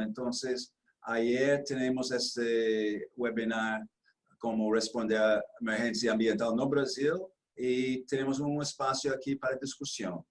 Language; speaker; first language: Spanish; non-native, fluent; Portuguese